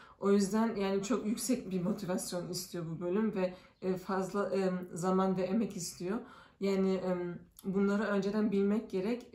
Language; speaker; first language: Turkish; early bilingual, heritage; Turkish